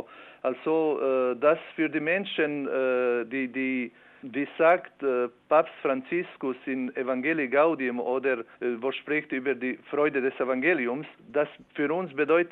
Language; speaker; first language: German; non-native, learner; Albanian